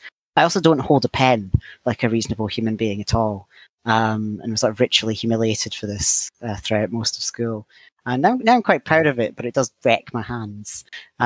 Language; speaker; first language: English; native; English